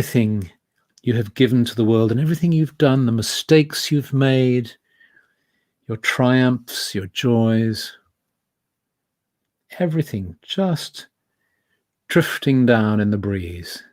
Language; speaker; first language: English; native; English